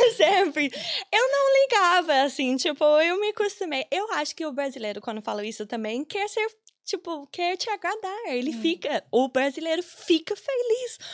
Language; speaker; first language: Portuguese; non-native, fluent; English